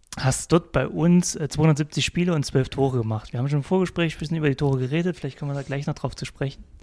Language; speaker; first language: German; native; German